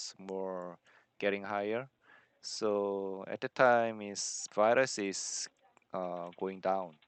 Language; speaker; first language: English; non-native, learner; Korean